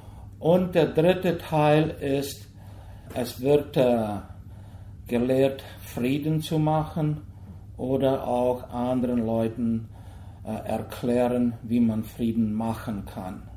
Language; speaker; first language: German; early bilingual, heritage; German